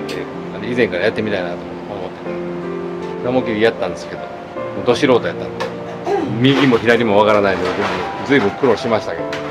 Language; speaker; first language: Japanese; native; Japanese